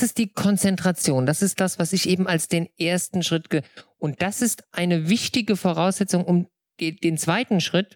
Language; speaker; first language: German; native; German